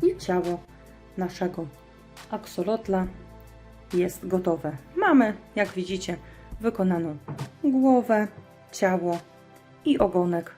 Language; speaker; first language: Polish; native; Polish